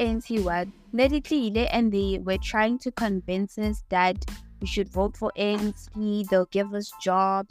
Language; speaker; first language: English; non-native, local second language; Southern Sotho